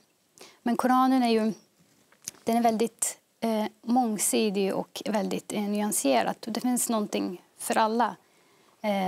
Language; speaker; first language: Swedish; early bilingual, other home language; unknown